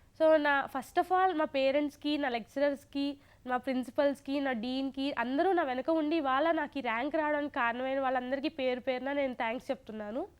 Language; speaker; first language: Telugu; native; Telugu